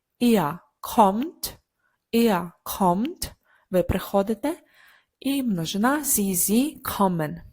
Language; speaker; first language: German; non-native, fluent; Ukrainian